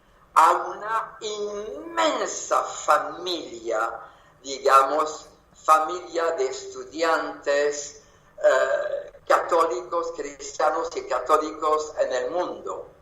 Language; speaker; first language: Spanish; non-native, fluent; French